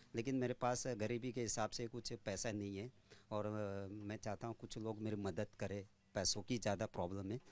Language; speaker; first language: Hindi; non-native, local second language; Gujarati